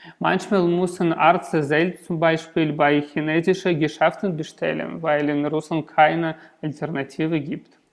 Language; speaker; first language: German; non-native, learner; Russian